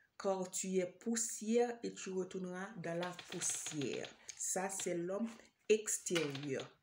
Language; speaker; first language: French; non-native, local second language; Haitian Creole